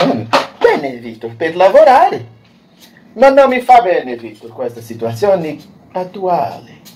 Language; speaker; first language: Italian; non-native, learner; Portuguese